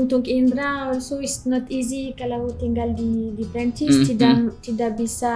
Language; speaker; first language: Indonesian; non-native, learner; French